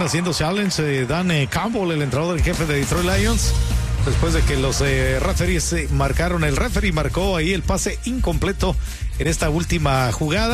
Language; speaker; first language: Spanish; native; Spanish